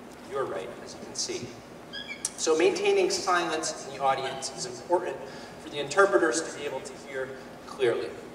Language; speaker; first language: English; native; English